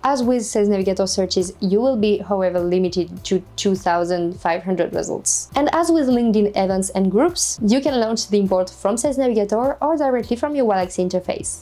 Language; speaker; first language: English; non-native, fluent; French